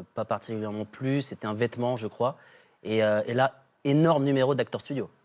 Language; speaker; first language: French; native; French